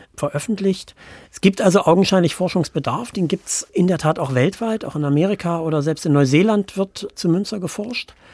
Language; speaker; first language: German; native; German